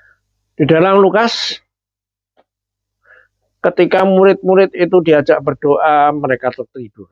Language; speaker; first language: Indonesian; native; Indonesian